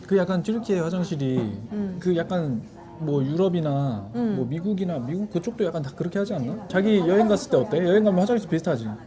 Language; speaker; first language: Korean; native; Korean